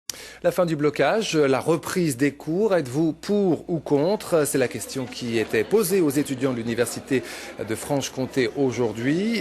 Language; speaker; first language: French; native; French